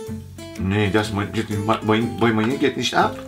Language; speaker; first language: German; non-native, learner; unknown